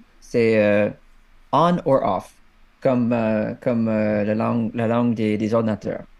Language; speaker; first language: French; non-native, fluent; English